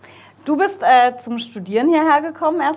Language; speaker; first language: German; native; German